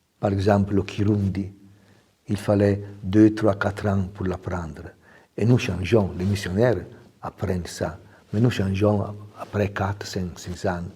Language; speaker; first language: French; non-native, fluent; Italian